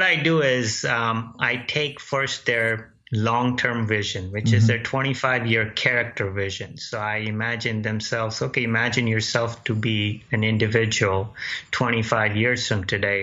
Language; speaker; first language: English; non-native, local second language; Gujarati